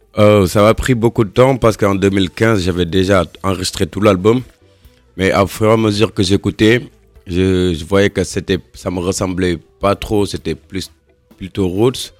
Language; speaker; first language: French; non-native, local second language; Wolof